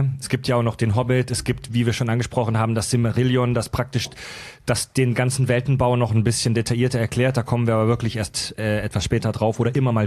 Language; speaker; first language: German; native; German